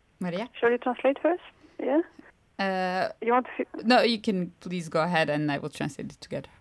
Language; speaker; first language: English; non-native, fluent; Turkish